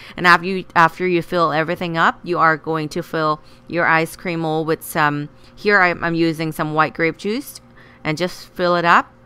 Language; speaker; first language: English; non-native, fluent; Thai